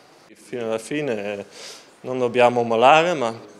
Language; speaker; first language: Italian; non-native, learner; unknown